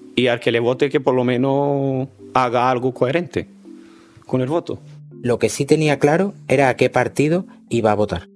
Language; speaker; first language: Spanish; early bilingual, other home language; Albanian